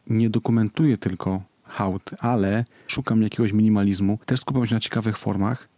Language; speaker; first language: Polish; native; Polish